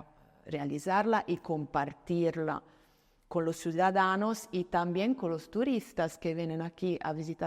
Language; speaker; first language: Spanish; non-native, fluent; Italian